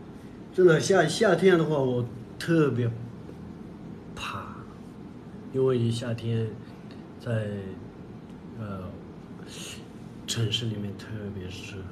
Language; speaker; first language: Chinese; non-native, local second language; Tibetan